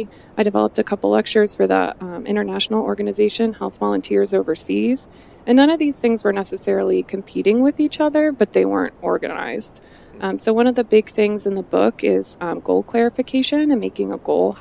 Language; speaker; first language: English; native; English